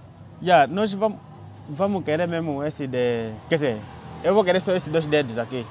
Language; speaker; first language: Portuguese; non-native, learner; Vietnamese